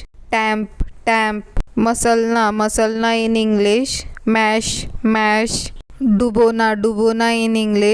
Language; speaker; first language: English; non-native, local second language; Hindi